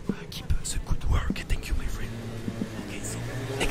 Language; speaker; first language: English; non-native, learner; French